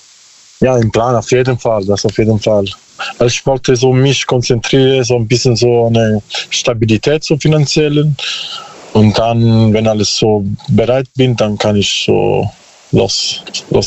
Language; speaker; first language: German; non-native, learner; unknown